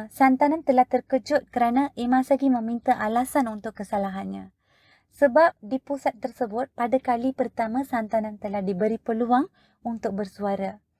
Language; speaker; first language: Malay; non-native, local second language; Tamil